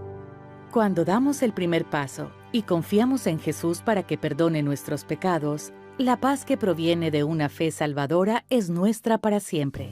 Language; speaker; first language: Spanish; native; Spanish